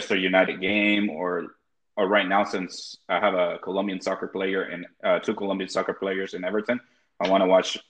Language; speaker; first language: English; early bilingual, other home language; Spanish